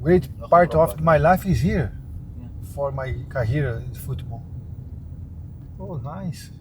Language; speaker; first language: English; non-native, learner; Portuguese